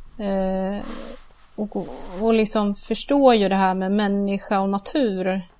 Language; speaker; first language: Swedish; native; Swedish